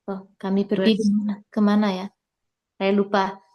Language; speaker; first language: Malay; non-native, learner; English